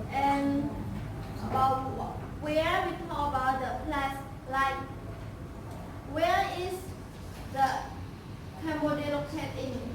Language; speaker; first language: English; non-native, learner; Khmer